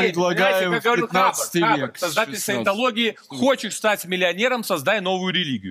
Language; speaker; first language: Russian; native; Russian